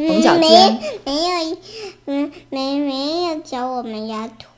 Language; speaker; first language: Chinese; early bilingual, heritage; Chinese